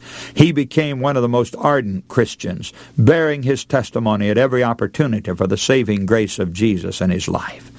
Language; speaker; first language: English; native; English